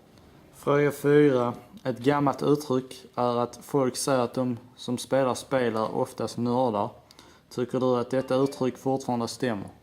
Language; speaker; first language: Swedish; native; Swedish